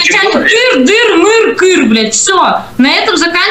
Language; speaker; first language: Russian; native; Russian